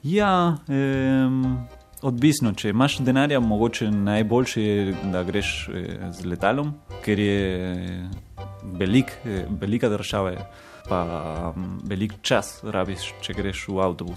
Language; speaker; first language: Slovenian; non-native, learner; Spanish